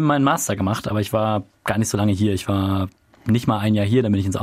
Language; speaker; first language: German; native; German